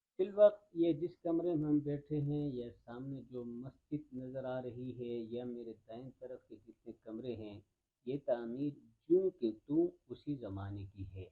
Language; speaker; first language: Urdu; non-native, local second language; Khowar